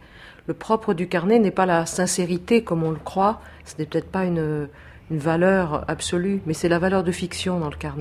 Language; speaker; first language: French; native; French